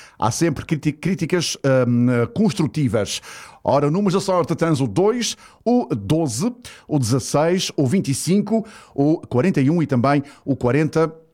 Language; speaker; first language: Portuguese; native; Portuguese